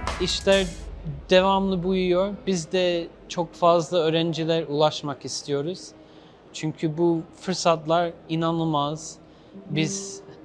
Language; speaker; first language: Turkish; non-native, learner; English